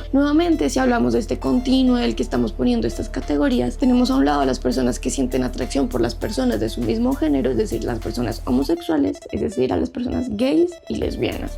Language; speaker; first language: Spanish; native; Spanish